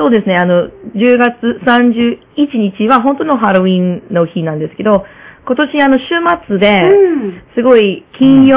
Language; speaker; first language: Japanese; non-native, learner; English